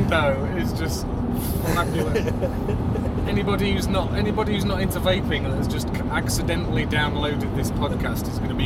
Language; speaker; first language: English; native; English